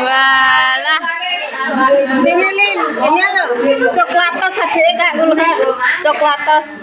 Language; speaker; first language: Indonesian; non-native, local second language; Javanese